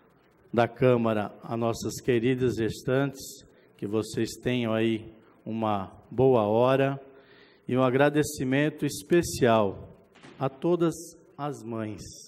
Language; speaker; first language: Portuguese; native; Portuguese